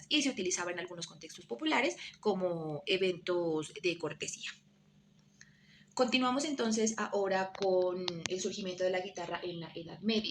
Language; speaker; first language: Spanish; native; Spanish